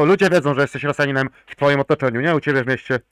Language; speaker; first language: Polish; native; Polish